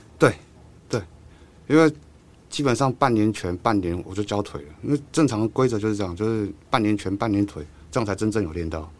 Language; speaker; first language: Chinese; native; Chinese